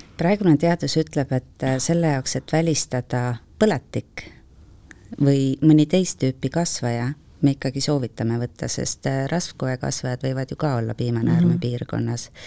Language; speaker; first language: Estonian; native; Estonian